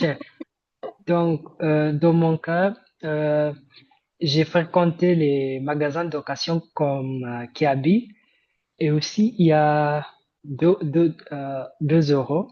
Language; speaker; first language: French; non-native, fluent; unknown